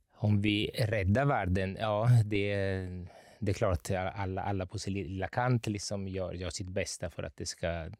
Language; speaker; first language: Swedish; non-native, fluent; Italian